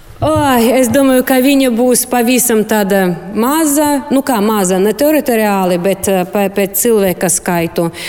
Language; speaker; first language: Latvian; non-native, local second language; Russian